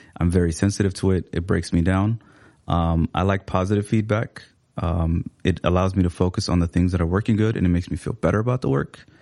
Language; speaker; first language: English; early bilingual, other home language; Somali